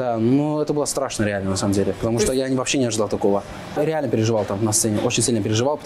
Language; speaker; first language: Russian; non-native, fluent; Azerbaijani